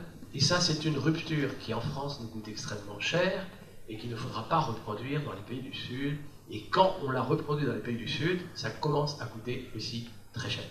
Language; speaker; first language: French; native; French